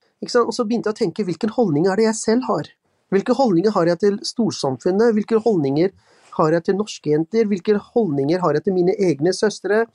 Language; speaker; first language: Norwegian; early bilingual, other home language; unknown